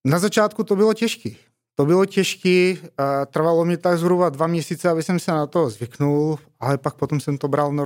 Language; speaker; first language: Czech; non-native, fluent; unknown